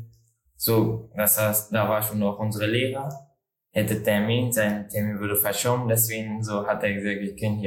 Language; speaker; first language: German; non-native, learner; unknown